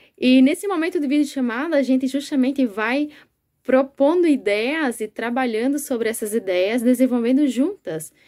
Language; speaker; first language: Portuguese; native; Portuguese